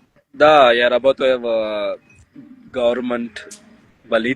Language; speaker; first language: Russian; non-native, learner; Tamil